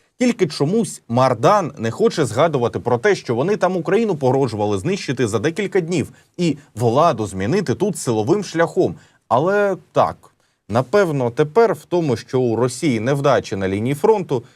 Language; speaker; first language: Ukrainian; native; Ukrainian